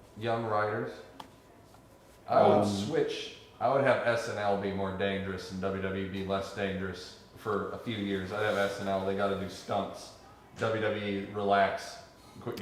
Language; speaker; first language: English; native; English